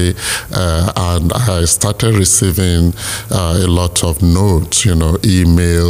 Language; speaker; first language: English; non-native, local second language; Yoruba